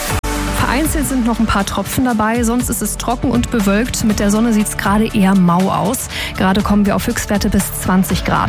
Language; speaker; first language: German; native; German